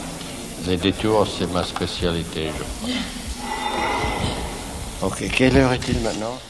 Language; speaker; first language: French; non-native, fluent; Swiss German